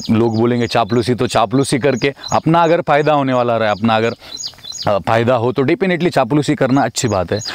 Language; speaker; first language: Hindi; non-native, local second language; Marathi